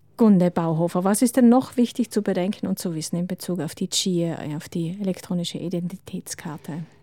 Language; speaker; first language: German; native; German